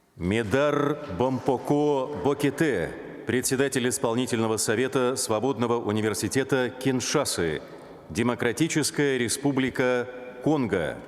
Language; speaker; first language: Russian; native; Russian